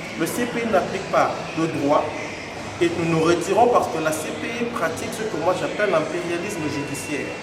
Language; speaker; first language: French; non-native, local second language; Lingala